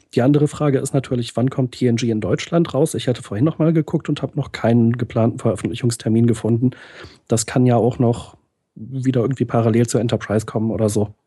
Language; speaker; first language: German; native; German